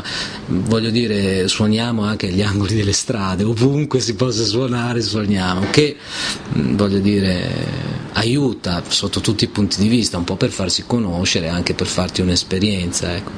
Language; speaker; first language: Italian; native; Italian